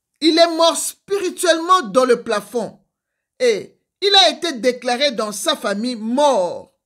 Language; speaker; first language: French; non-native, local second language; Lingala